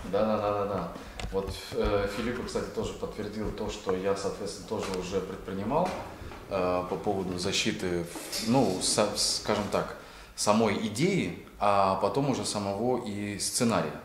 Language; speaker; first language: Russian; native; Russian